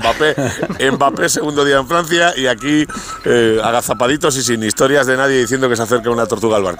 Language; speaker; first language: Spanish; native; Spanish